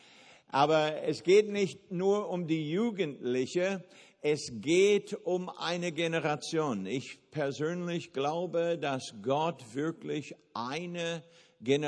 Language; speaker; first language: German; non-native, fluent; English